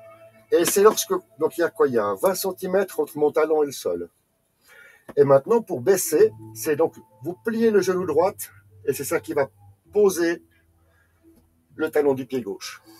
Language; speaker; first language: French; native; French